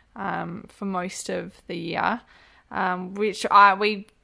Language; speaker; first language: English; native; English